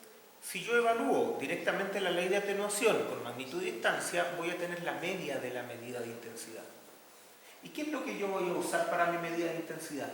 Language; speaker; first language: Spanish; native; Spanish